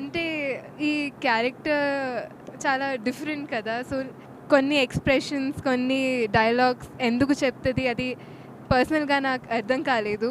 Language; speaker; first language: Telugu; non-native, fluent; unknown